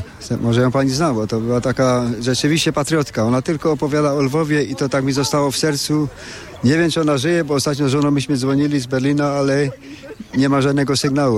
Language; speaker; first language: Polish; native; Polish